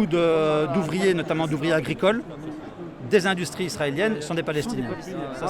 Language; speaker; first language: French; native; French